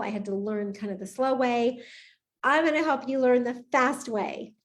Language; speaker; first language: English; native; English